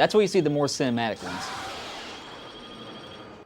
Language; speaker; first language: English; native; English